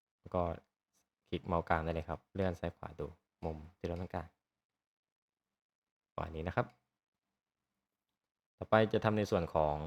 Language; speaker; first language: Thai; native; Thai